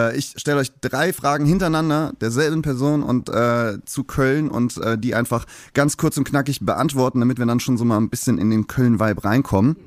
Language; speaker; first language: German; native; German